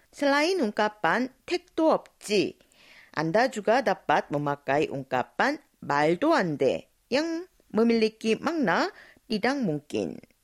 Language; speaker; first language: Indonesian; non-native, fluent; Korean